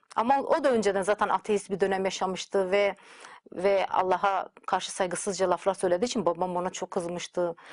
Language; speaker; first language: Turkish; native; Turkish